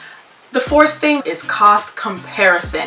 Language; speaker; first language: English; native; English